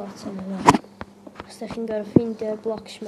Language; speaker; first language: Welsh; native; Welsh